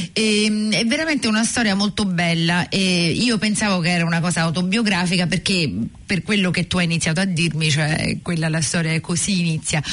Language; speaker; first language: Italian; native; Italian